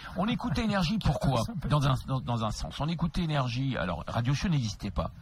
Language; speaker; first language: French; native; French